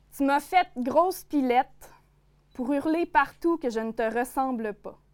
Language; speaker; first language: French; native; French